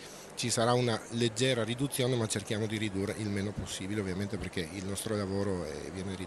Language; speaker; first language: Italian; native; Italian